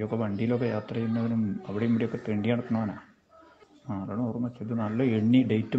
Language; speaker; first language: Malayalam; native; Malayalam